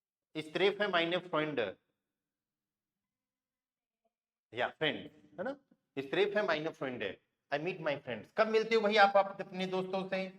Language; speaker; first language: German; non-native, fluent; Hindi